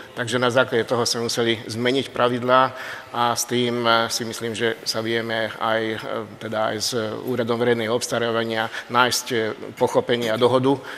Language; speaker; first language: Slovak; non-native, local second language; Hungarian